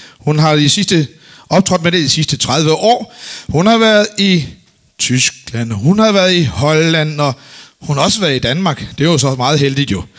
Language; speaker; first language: Danish; native; Danish